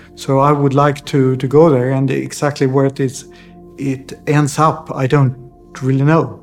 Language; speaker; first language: English; non-native, fluent; Swedish